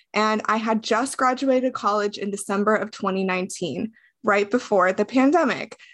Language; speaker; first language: English; native; English